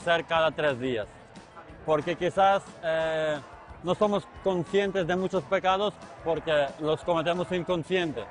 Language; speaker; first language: Spanish; non-native, fluent; Ukrainian